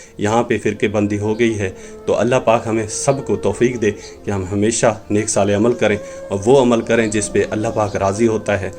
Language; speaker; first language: Urdu; non-native, local second language; Punjabi